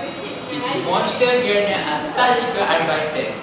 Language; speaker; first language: German; non-native, learner; Malay